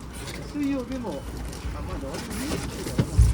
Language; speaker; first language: Japanese; native; Japanese